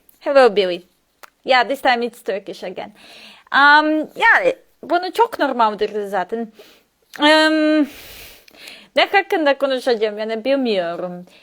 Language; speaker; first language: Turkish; non-native, learner; Serbian